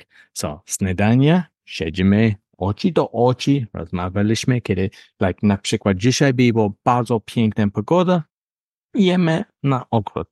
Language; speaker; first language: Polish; non-native, learner; English